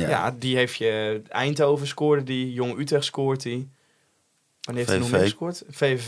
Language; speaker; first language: Dutch; native; Dutch